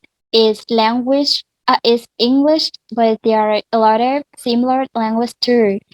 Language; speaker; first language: English; non-native, learner; Vietnamese